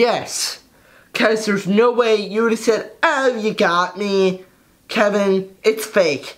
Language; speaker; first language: English; native; English